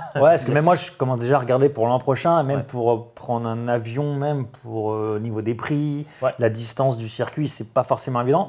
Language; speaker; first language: French; native; French